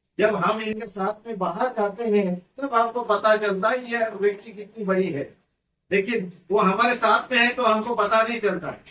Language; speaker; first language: Hindi; non-native, local second language; Marathi